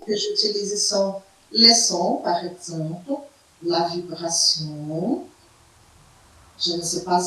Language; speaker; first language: French; non-native, fluent; Portuguese